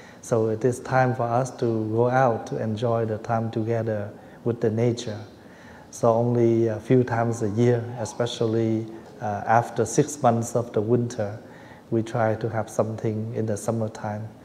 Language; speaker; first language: English; non-native, fluent; Vietnamese